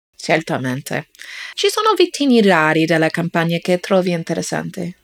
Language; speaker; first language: Italian; non-native, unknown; English